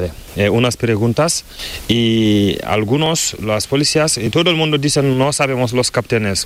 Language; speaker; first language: Spanish; non-native, learner; Fula